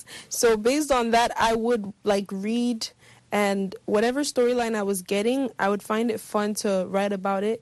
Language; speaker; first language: English; non-native, local second language; Igbo